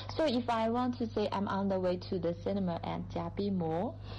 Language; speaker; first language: English; non-native, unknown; Chinese